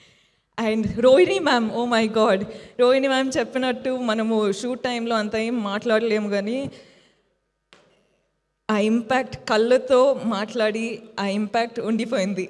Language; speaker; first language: Telugu; non-native, fluent; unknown